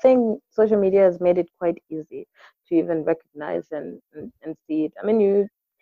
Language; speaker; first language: English; non-native, local second language; Swahili